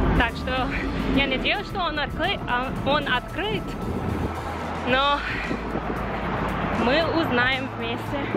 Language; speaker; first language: Russian; non-native, learner; English